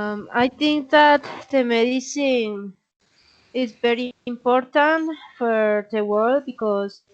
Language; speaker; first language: English; non-native, learner; Spanish